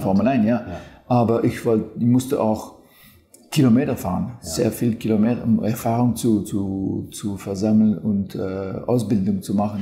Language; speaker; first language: German; non-native, fluent; French